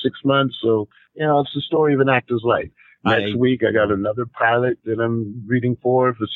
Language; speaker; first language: English; native; English